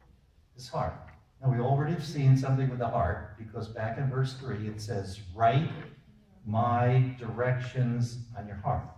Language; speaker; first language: English; native; English